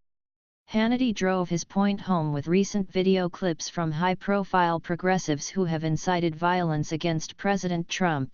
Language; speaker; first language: English; native; English